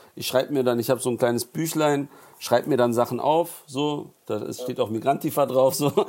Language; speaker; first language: German; early bilingual, other home language; Turkish